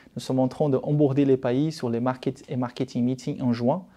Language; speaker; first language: French; non-native, fluent; Portuguese